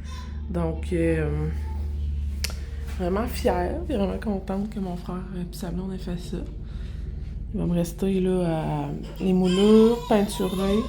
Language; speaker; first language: French; native; French